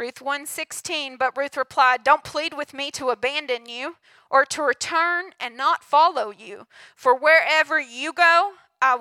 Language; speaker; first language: English; native; English